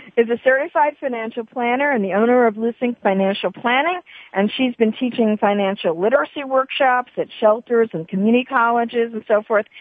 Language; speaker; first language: English; native; English